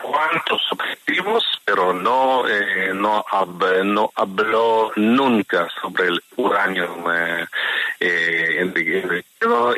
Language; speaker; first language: Spanish; non-native, fluent; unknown